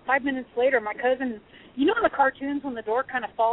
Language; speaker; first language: English; early bilingual, other home language; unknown